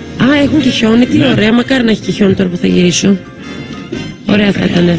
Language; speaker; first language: Greek; early bilingual, heritage; Greek